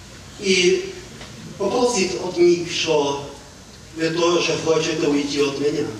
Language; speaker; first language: Ukrainian; non-native, local second language; Hungarian